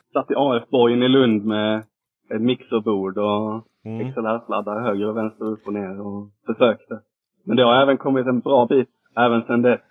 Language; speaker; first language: Swedish; native; Swedish